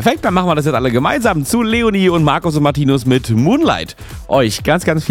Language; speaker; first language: German; native; German